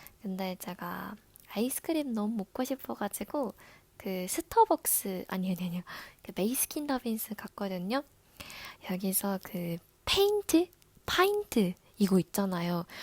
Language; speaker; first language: Korean; non-native, learner; Japanese